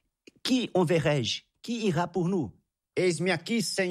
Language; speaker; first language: French; non-native, fluent; Portuguese